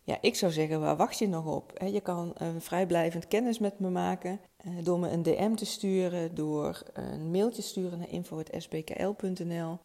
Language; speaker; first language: Dutch; native; Dutch